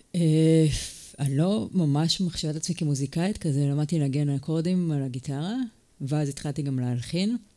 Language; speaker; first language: Hebrew; native; Hebrew